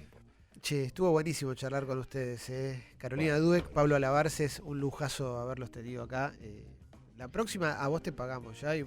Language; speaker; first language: Spanish; native; Spanish